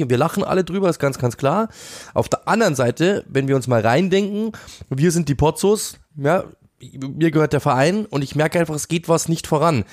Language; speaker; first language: German; native; German